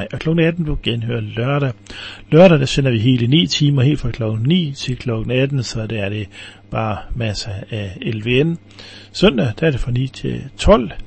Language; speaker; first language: Danish; native; Danish